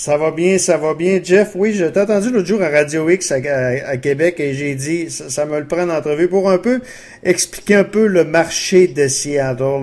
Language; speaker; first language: French; native; French